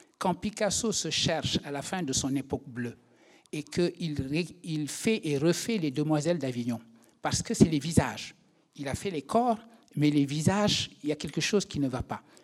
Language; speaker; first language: French; non-native, local second language; Wolof